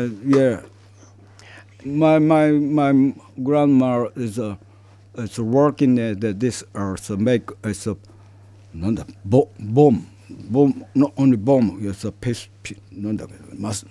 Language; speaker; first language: English; non-native, fluent; Japanese